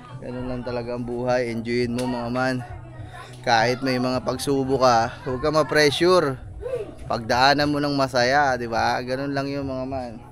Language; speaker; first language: Filipino; non-native, local second language; Cebuano